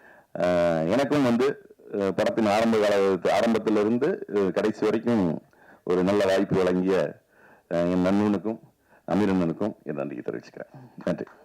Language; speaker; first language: Tamil; native; Tamil